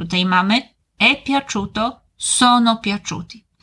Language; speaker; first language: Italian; non-native, fluent; Polish